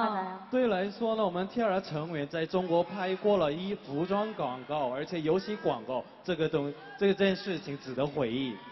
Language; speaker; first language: Chinese; non-native, fluent; Korean